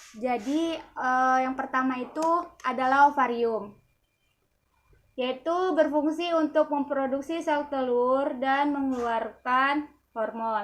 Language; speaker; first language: Indonesian; native; Indonesian